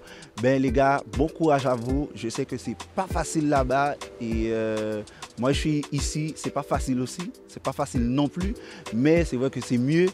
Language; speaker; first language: French; non-native, local second language; Haitian Creole